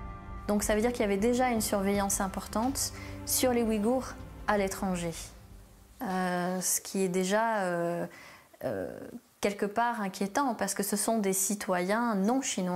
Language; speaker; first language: French; native; French